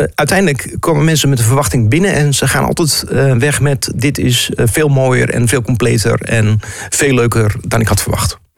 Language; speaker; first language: Dutch; native; Dutch